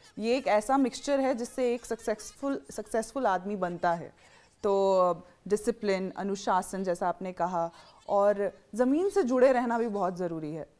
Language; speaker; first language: Hindi; native; Hindi